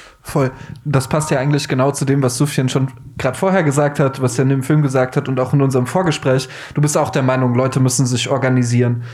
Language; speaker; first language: German; native; German